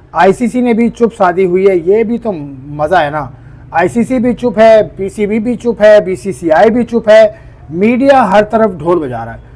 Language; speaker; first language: Urdu; native; Urdu